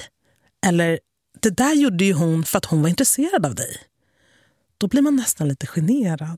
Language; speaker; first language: Swedish; native; Swedish